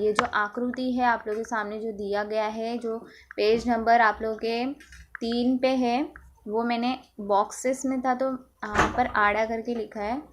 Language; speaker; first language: Hindi; non-native, local second language; Marathi